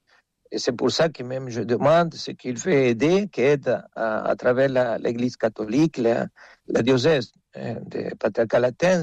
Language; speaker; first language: French; non-native, fluent; Spanish